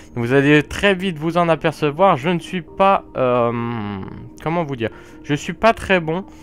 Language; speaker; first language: French; native; French